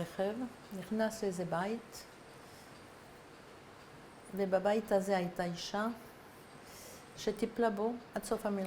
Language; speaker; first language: Hebrew; non-native, fluent; French